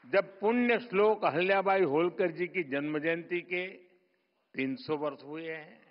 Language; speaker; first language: Hindi; non-native, local second language; Gujarati